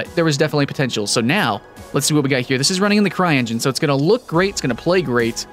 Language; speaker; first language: English; native; English